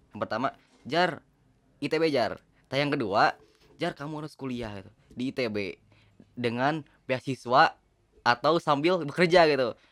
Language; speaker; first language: Indonesian; non-native, local second language; Sundanese